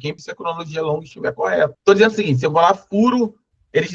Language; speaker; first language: Portuguese; native; Portuguese